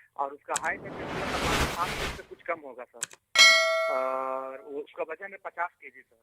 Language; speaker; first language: Hindi; native; Hindi